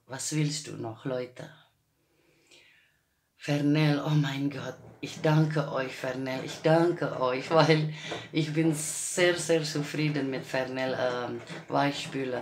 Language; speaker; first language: German; non-native, learner; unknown